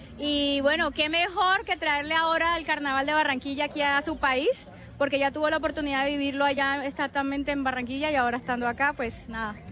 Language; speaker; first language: Spanish; native; Spanish